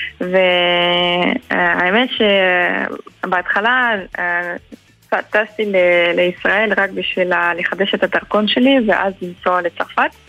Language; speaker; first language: Hebrew; early bilingual, heritage; Hebrew